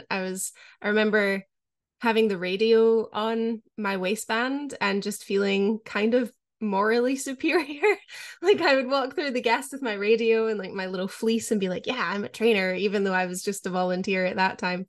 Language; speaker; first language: English; native; English